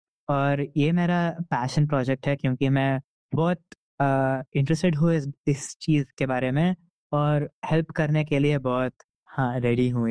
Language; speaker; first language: Hindi; non-native, local second language; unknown